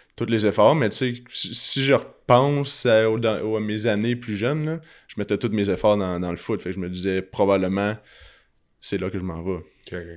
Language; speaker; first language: French; native; French